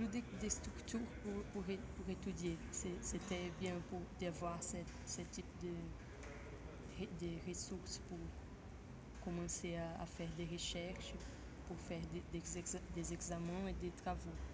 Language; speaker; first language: French; non-native, fluent; Portuguese